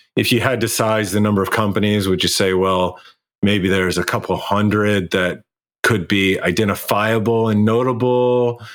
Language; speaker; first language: English; native; English